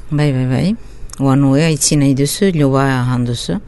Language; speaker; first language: Basque; native; Basque